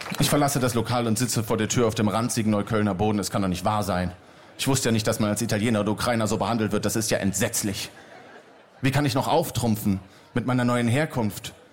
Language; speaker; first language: German; native; German